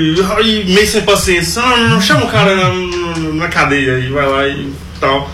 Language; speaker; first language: Portuguese; native; Portuguese